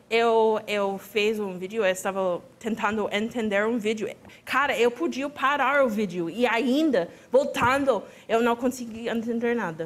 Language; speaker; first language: Portuguese; non-native, fluent; English